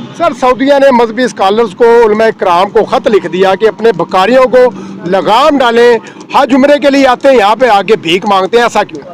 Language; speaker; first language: Hindi; non-native, local second language; Punjabi